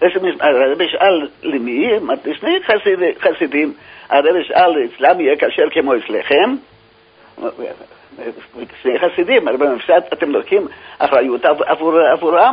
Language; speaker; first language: Hebrew; non-native, fluent; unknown